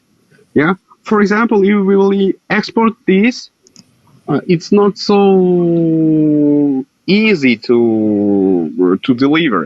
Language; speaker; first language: English; non-native, fluent; Russian